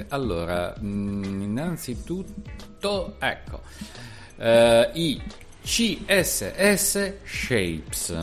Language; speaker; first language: Italian; native; Italian